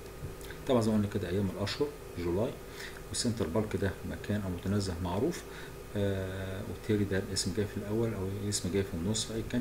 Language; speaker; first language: Arabic; native; Arabic